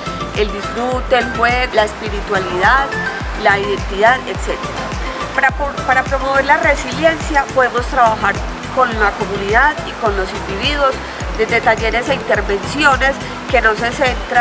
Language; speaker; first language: Spanish; native; Spanish